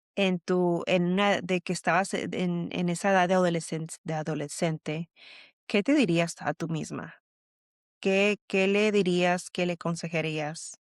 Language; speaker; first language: Spanish; early bilingual, heritage; Spanish